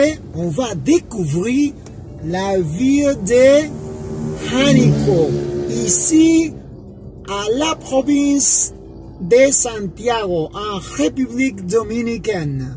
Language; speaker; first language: French; non-native, fluent; Spanish